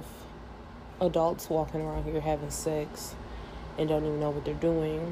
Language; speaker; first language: English; native; English